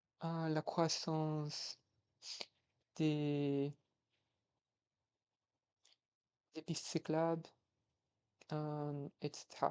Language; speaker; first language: French; non-native, fluent; Portuguese